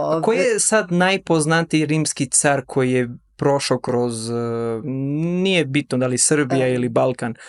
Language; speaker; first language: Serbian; early bilingual, heritage; Serbian